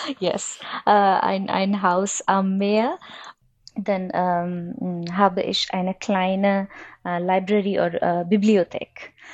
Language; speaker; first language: German; non-native, learner; Odia